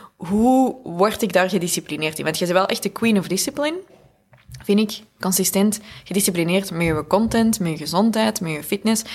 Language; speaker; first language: Dutch; native; Dutch